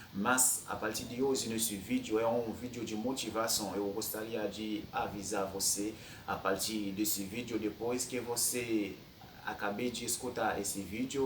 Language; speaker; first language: Portuguese; non-native, fluent; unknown